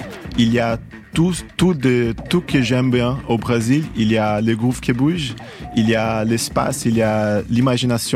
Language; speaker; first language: French; non-native, fluent; Portuguese